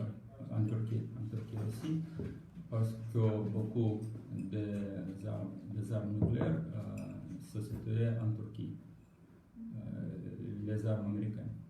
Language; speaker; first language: French; non-native, learner; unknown